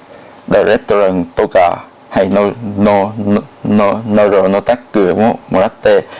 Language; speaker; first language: Japanese; non-native, learner; Thai